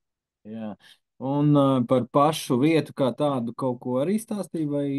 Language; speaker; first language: Latvian; native; Latvian